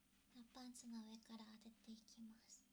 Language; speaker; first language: Japanese; native; Japanese